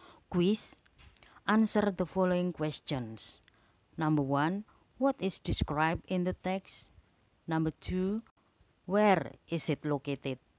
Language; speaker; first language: English; non-native, fluent; Indonesian